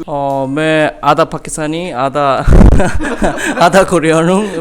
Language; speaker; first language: Urdu; non-native, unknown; Korean